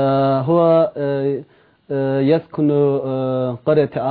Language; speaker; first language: Arabic; non-native, learner; Chinese